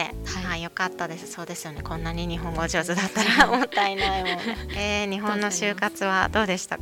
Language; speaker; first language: Japanese; native; Japanese